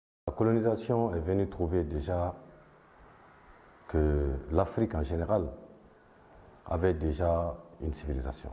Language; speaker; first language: French; non-native, local second language; Bambara